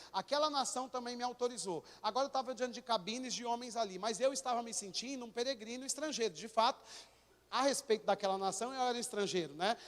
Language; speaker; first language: Portuguese; native; Portuguese